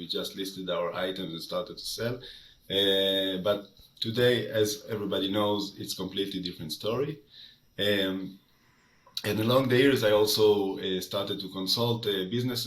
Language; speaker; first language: English; non-native, fluent; Hebrew